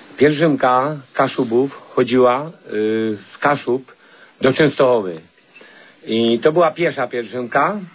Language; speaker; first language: Polish; native; Polish